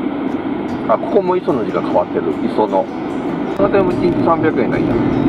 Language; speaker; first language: Japanese; native; Japanese